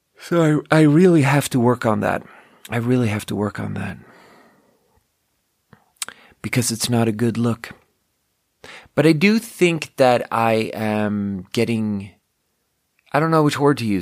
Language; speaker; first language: English; native; English